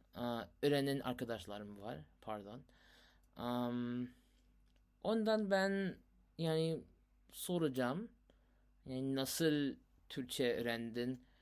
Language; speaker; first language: Turkish; non-native, learner; Urdu